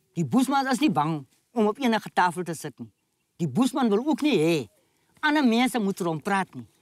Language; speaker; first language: Afrikaans; native; Afrikaans